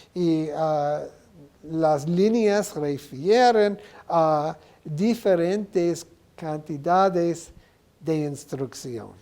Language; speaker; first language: Spanish; non-native, learner; English